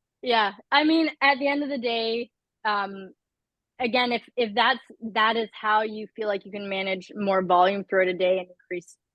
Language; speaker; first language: English; native; English